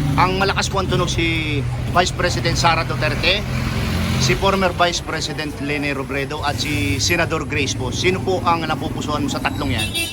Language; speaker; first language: Filipino; native; Filipino